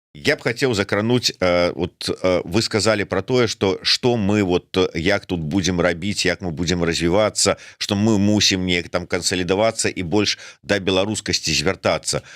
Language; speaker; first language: Belarusian; non-native, local second language; Russian